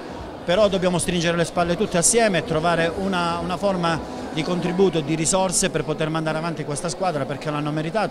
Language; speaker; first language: Italian; native; Italian